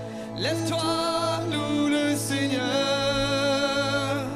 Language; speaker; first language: French; native; French